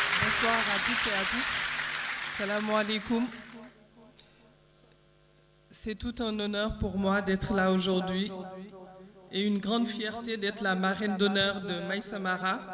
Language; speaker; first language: French; non-native, local second language; Wolof